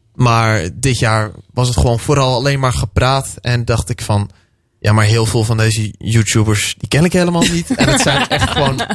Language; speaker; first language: Dutch; native; Dutch